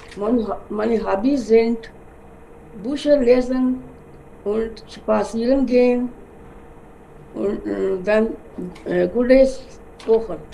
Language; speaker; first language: German; non-native, learner; Urdu